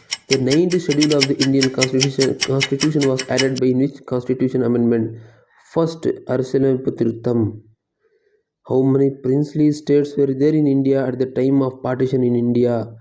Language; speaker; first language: English; non-native, local second language; Tamil